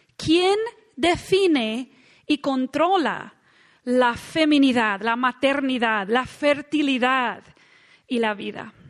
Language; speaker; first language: Spanish; non-native, fluent; English